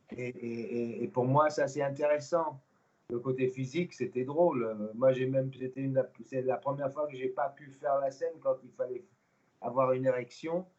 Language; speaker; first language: French; non-native, fluent; English